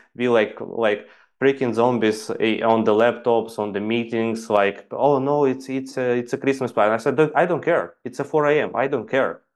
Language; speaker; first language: English; non-native, fluent; Ukrainian